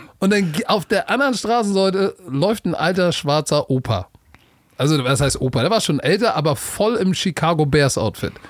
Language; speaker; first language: German; native; German